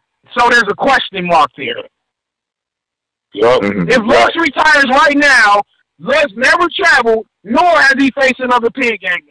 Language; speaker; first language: English; native; English